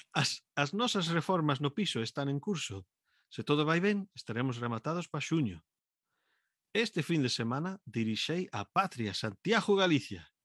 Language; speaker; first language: Galician; non-native, local second language; Spanish